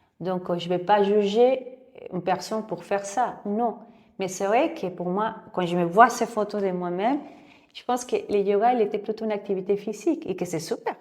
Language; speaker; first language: French; non-native, fluent; Spanish